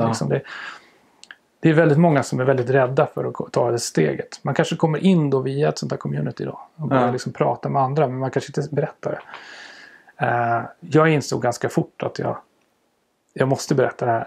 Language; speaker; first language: Swedish; native; Swedish